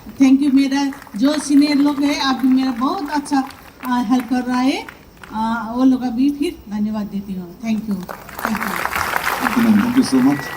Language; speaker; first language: Hindi; non-native, local second language; Bangla